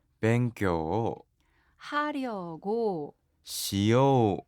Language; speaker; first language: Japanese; non-native, learner; Korean